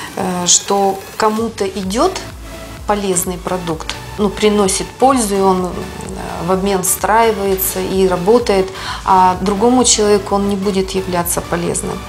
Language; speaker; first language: Russian; native; Russian